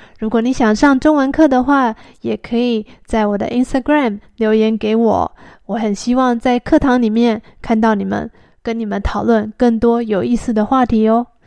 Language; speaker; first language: Chinese; native; Chinese